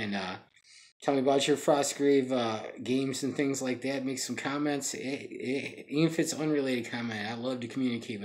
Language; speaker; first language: English; native; English